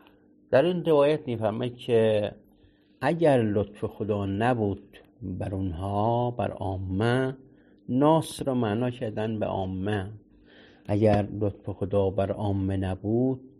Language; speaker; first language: Persian; native; Persian